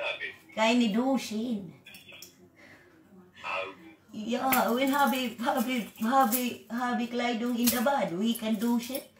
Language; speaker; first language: German; non-native, learner; Waray